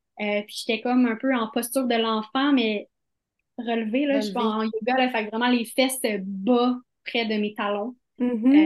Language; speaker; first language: French; native; French